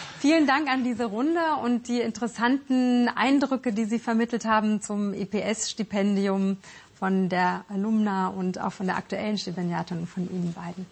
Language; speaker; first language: German; native; German